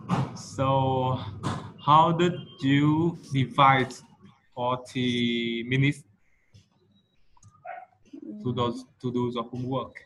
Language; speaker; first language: English; non-native, fluent; Vietnamese